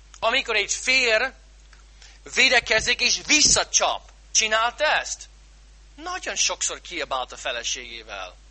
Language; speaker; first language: Hungarian; non-native, fluent; English